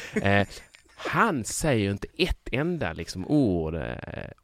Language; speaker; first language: Swedish; native; Swedish